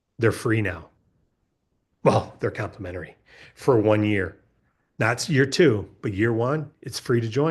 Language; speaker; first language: English; native; English